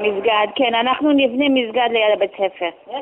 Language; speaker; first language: Hebrew; native; Hebrew